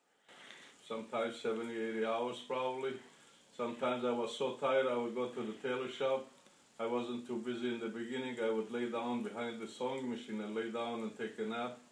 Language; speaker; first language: English; non-native, fluent; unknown